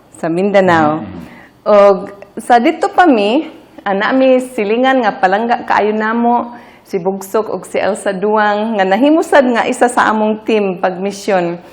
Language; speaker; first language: Cebuano; non-native, fluent; English